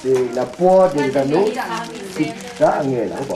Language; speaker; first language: French; non-native, fluent; Burmese